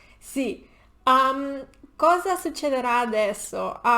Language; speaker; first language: Italian; non-native, learner; Spanish